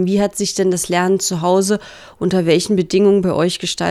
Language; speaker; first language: German; native; German